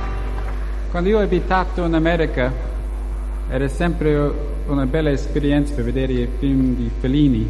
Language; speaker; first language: Italian; non-native, learner; English